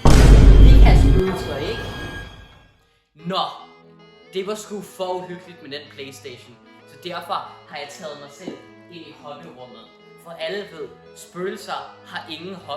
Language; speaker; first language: Danish; native; Danish